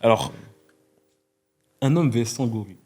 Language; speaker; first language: French; native; French